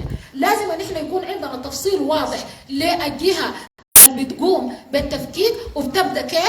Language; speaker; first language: Arabic; native; Arabic